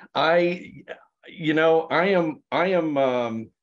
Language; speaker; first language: English; native; English